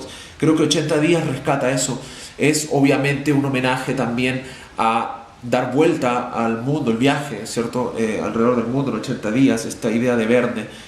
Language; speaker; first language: Spanish; native; Spanish